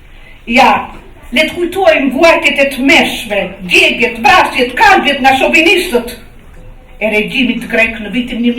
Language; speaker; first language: Albanian; native; Albanian